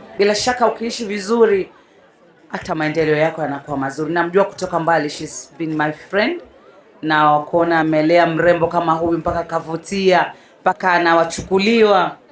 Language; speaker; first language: Swahili; non-native, local second language; Giryama